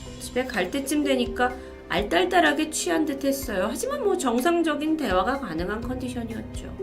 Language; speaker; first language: Korean; native; Korean